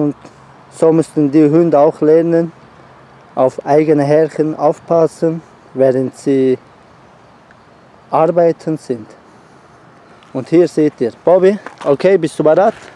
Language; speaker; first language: German; non-native, learner; Turkish